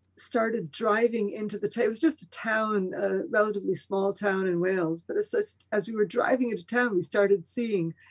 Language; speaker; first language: English; early bilingual, other home language; Spanish